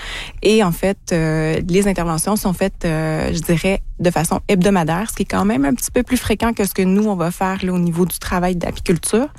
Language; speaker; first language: French; native; French